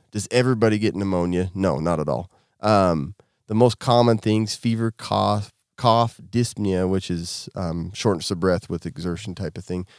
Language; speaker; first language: English; native; English